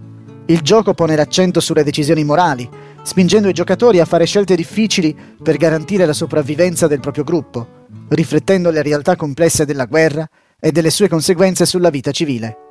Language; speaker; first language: Italian; native; Italian